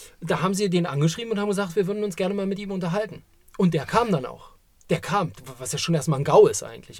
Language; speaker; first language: German; native; German